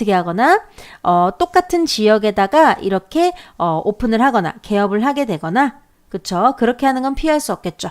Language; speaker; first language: Korean; native; Korean